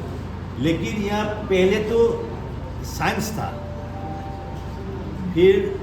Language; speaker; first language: Hindi; non-native, local second language; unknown